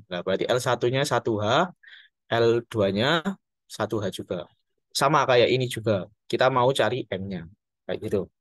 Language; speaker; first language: Indonesian; native; Indonesian